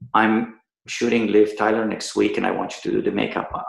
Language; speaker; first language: English; early bilingual, other home language; Persian